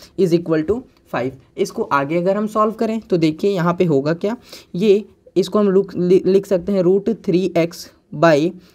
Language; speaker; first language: Hindi; native; Hindi